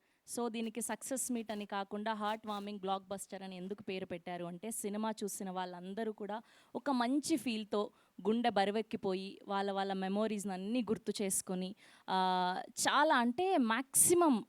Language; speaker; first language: Telugu; native; Telugu